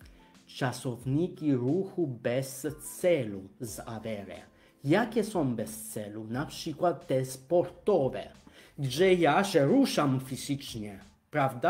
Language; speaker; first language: Polish; non-native, fluent; Italian